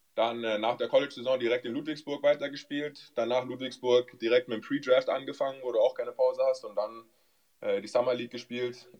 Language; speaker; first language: German; native; German